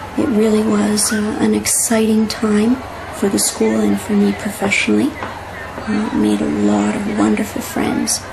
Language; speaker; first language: English; native; English